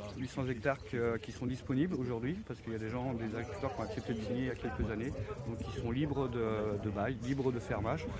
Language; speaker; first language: French; native; French